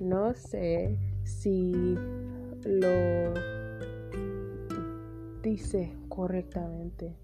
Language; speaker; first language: Spanish; non-native, learner; English